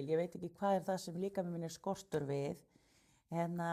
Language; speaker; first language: Icelandic; non-native, learner; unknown